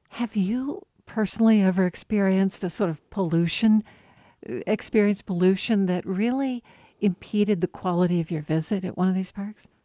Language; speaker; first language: English; native; English